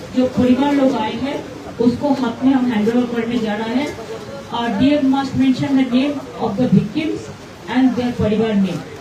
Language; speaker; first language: Hindi; non-native, local second language; Bangla